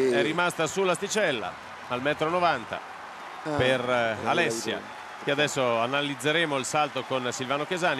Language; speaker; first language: Italian; native; Italian